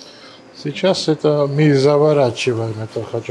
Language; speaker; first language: Russian; non-native, learner; Armenian